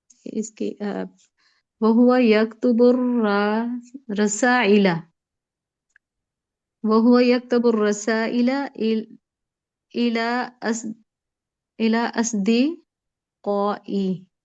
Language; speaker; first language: Arabic; non-native, learner; Urdu